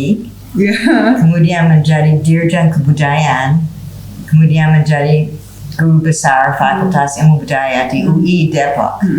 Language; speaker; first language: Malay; non-native, fluent; English